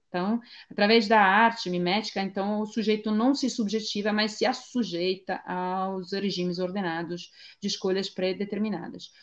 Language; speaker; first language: Portuguese; non-native, fluent; Italian